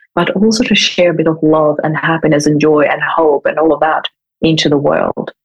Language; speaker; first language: English; non-native, fluent; German